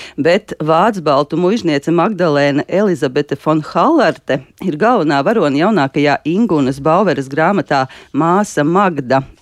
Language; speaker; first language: Latvian; native; Latvian